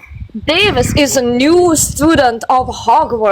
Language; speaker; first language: English; non-native, learner; Lithuanian